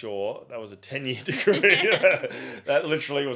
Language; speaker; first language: English; native; English